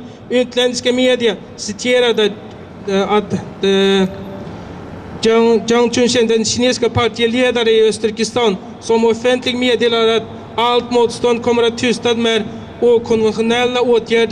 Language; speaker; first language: Swedish; non-native, fluent; Uyghur